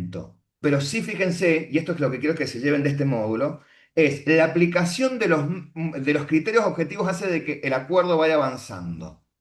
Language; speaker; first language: Spanish; native; Spanish